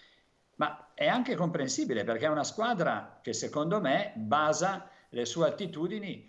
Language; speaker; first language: Italian; native; Italian